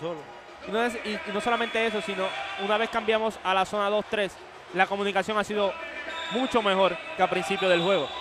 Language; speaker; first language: Spanish; native; Spanish